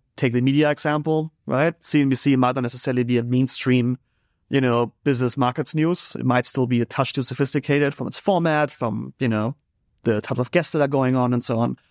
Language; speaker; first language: English; non-native, fluent; German